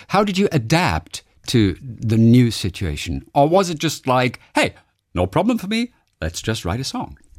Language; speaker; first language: English; non-native, fluent; German